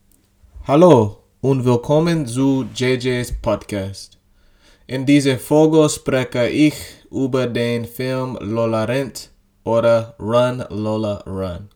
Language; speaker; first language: German; non-native, learner; English